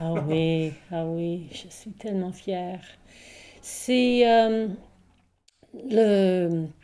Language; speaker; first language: French; non-native, local second language; English